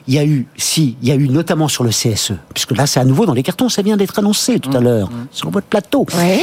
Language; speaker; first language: French; native; French